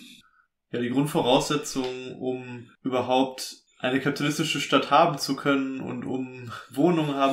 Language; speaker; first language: German; native; German